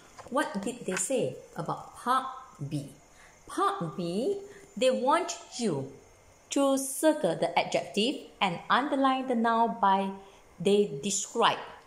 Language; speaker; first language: English; non-native, local second language; Chinese